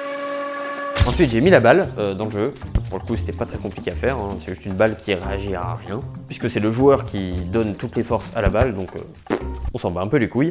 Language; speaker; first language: French; native; French